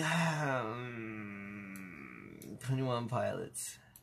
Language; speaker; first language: English; early bilingual, other home language; Korean